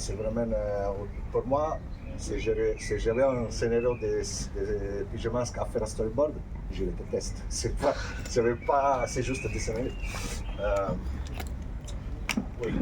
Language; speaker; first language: French; non-native, fluent; Italian